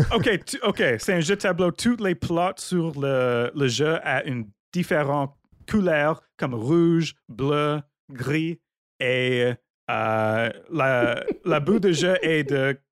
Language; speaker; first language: French; non-native, learner; English